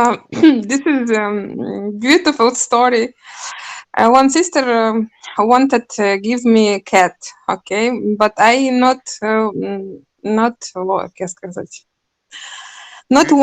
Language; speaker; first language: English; non-native, learner; Russian